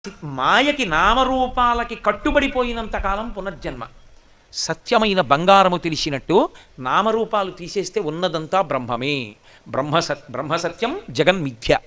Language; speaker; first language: Telugu; native; Telugu